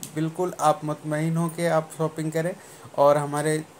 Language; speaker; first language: Hindi; native; Hindi